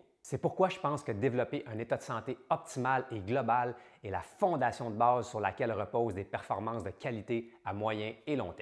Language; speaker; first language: French; native; French